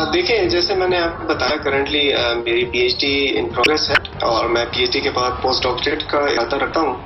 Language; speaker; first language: Urdu; non-native, local second language; Pashto